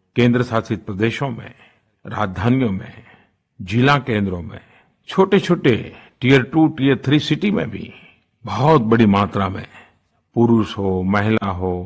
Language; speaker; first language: Hindi; non-native, local second language; Gujarati